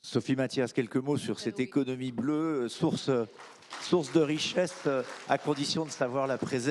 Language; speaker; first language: French; native; French